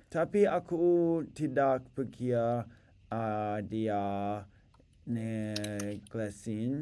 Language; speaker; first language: Indonesian; non-native, learner; English